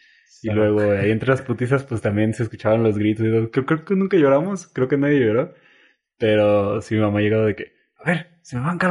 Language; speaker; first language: Spanish; native; Spanish